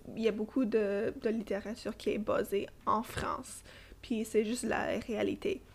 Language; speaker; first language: French; non-native, fluent; English